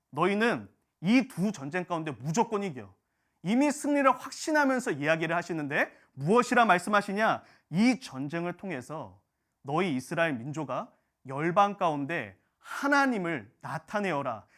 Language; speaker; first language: Korean; native; Korean